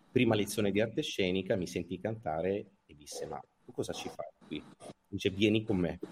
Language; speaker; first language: Italian; native; Italian